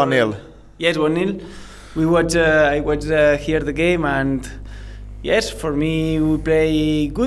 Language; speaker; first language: English; non-native, learner; Spanish